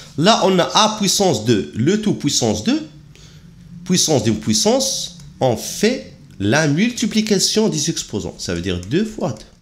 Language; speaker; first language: French; non-native, local second language; Arabic